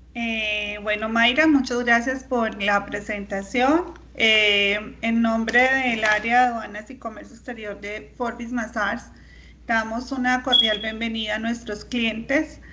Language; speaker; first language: Spanish; native; Spanish